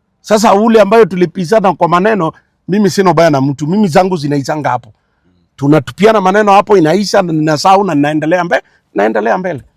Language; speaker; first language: Swahili; non-native, local second language; Luo (Kenya and Tanzania)